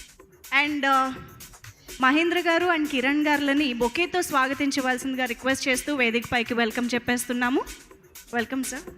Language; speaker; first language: Telugu; native; Telugu